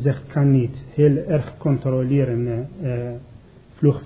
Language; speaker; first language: Dutch; non-native, learner; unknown